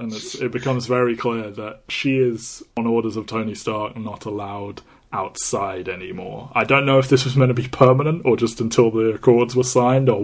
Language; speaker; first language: English; native; English